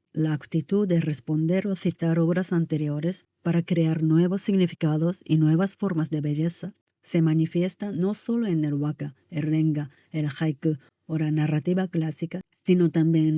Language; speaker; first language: Spanish; non-native, fluent; Japanese